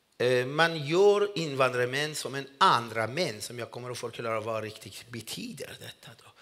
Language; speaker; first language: Swedish; non-native, fluent; Persian